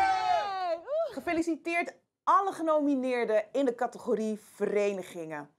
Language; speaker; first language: Dutch; native; Dutch